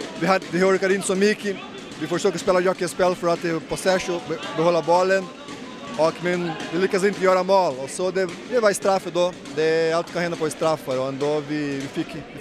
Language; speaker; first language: Swedish; non-native, learner; Portuguese